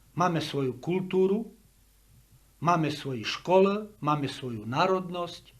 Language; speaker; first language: Slovak; non-native, local second language; Rusyn